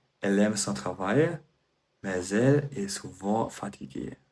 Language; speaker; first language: French; non-native, fluent; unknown